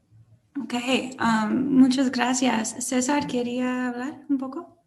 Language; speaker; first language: Spanish; non-native, learner; English